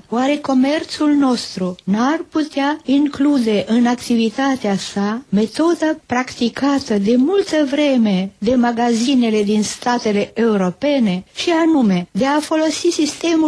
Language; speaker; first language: Romanian; native; Romanian